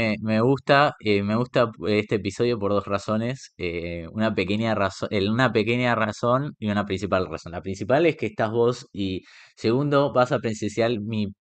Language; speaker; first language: Spanish; native; Spanish